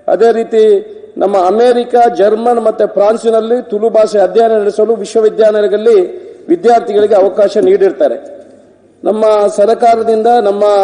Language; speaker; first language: Kannada; non-native, local second language; Tulu